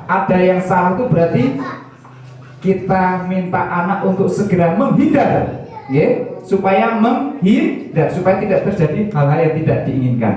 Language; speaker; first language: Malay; non-native, local second language; Javanese